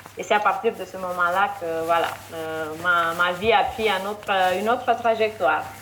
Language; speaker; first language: French; non-native, fluent; Romanian